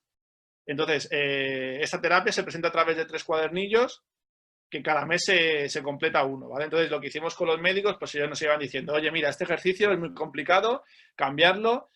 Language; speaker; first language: Spanish; native; Spanish